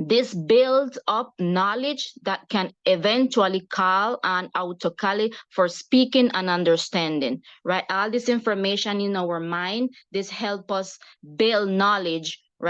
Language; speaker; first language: English; non-native, learner; Spanish